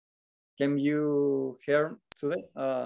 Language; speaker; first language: English; non-native, learner; Spanish